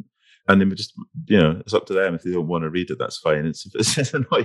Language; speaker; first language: English; native; English